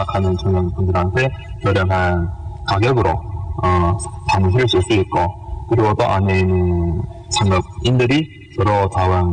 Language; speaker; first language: Korean; early bilingual, heritage; Korean